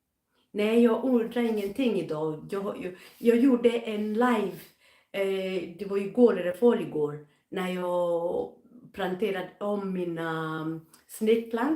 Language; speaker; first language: Swedish; non-native, fluent; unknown